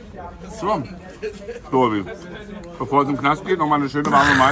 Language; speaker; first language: German; native; German